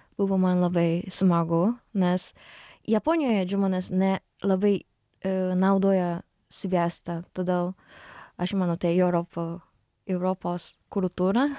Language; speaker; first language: Lithuanian; non-native, learner; Japanese